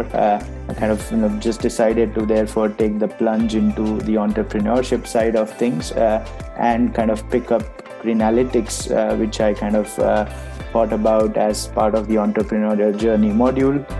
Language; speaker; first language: English; non-native, local second language; Gujarati